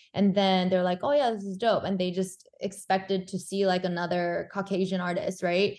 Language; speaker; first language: English; early bilingual, other home language; Korean